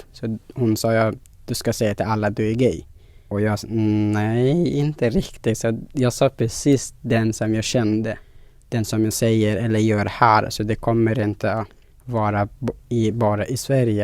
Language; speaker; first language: Swedish; non-native, fluent; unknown